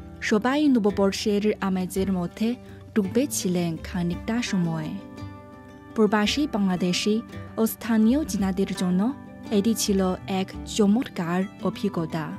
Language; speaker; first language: Bangla; non-native, fluent; Chinese